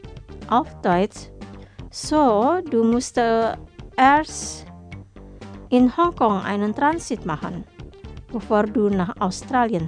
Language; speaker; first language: German; non-native, fluent; Indonesian